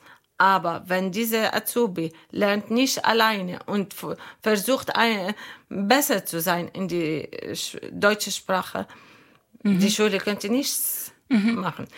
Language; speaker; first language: German; non-native, learner; Arabic